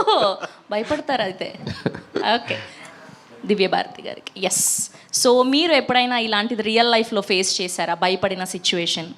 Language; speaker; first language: Telugu; native; Telugu